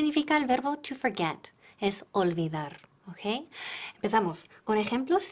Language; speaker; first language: Spanish; non-native, fluent; English